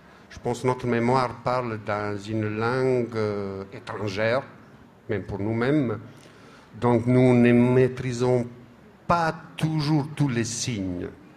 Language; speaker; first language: French; non-native, fluent; Serbian